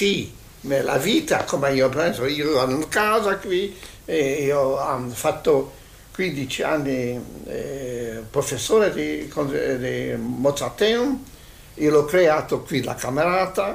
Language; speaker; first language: Italian; non-native, learner; Hungarian